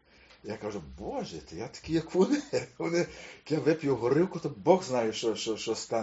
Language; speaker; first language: Ukrainian; early bilingual, heritage; Ukrainian